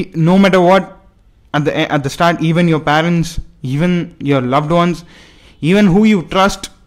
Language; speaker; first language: English; non-native, local second language; Tamil